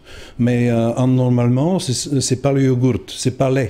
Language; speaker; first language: French; non-native, learner; Bulgarian